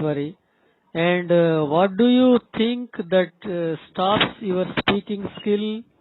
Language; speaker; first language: English; non-native, local second language; Telugu